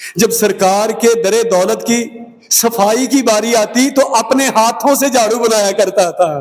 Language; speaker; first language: Urdu; non-native, local second language; Punjabi